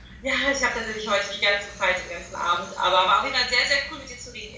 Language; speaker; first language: German; native; German